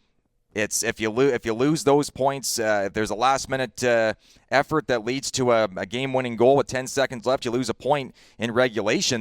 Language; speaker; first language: English; native; English